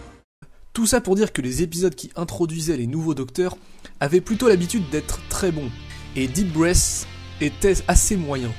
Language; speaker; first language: French; native; French